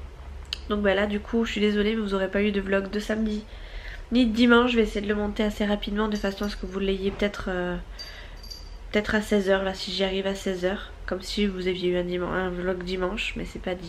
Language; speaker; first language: French; native; French